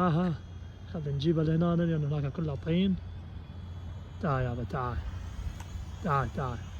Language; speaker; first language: Arabic; native; Arabic